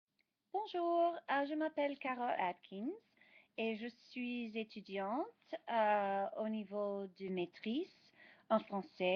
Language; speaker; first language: French; non-native, fluent; English